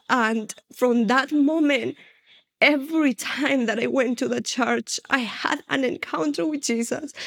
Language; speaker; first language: English; non-native, fluent; Spanish